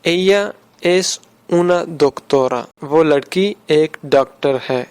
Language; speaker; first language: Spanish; non-native, fluent; Urdu